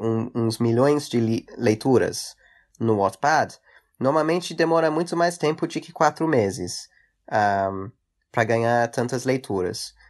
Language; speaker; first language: Portuguese; early bilingual, heritage; English